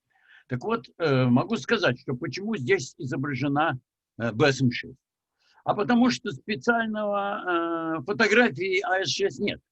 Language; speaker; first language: Russian; native; Russian